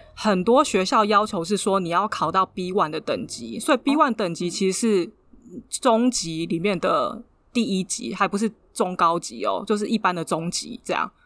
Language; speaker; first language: Chinese; native; Chinese